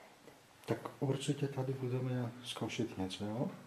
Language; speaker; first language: Czech; non-native, learner; Greek